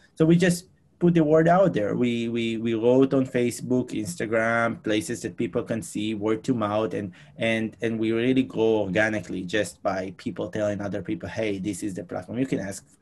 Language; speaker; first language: English; non-native, fluent; Hebrew